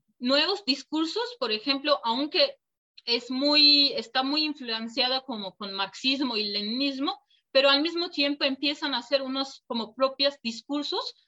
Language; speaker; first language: Spanish; non-native, fluent; Kurdish